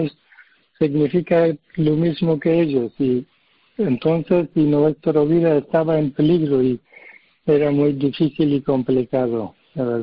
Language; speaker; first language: Spanish; non-native, learner; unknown